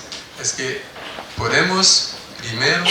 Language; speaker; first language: Spanish; non-native, fluent; French